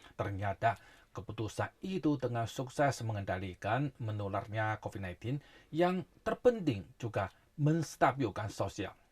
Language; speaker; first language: Indonesian; non-native, fluent; Chinese